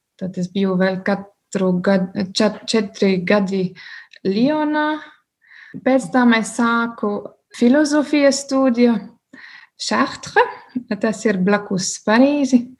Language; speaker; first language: Latvian; non-native, learner; German